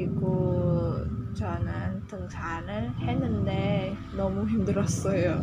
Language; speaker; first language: Korean; non-native, learner; Indonesian